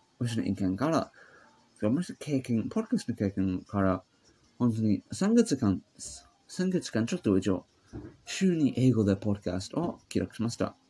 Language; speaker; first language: Japanese; non-native, learner; English